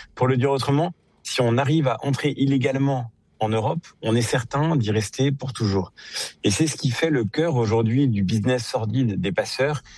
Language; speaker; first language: French; native; French